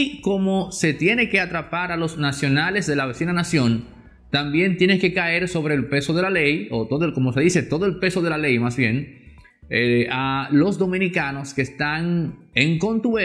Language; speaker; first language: Spanish; native; Spanish